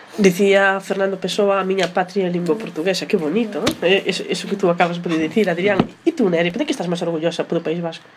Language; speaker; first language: Galician; non-native, local second language; Spanish